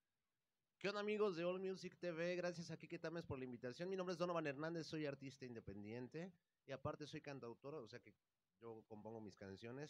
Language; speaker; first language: Spanish; native; Spanish